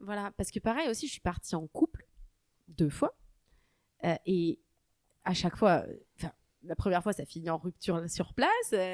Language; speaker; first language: French; native; French